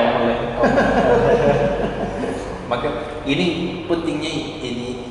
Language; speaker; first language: Indonesian; non-native, learner; Korean